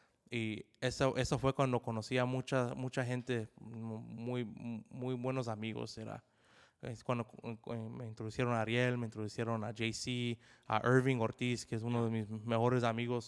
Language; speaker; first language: Spanish; early bilingual, heritage; Spanish